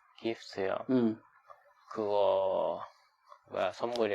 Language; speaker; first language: Korean; non-native, learner; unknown